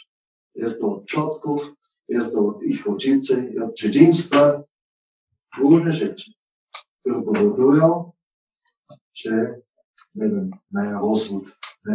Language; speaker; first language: Polish; non-native, learner; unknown